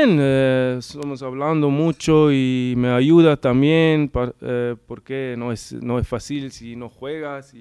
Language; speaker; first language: Spanish; non-native, learner; English